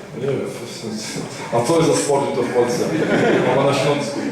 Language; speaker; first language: Polish; early bilingual, heritage; Polish